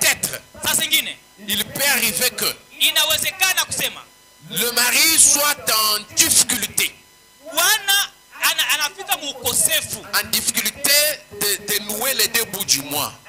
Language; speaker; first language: French; non-native, local second language; Swahili